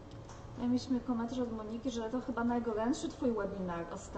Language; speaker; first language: Polish; native; Polish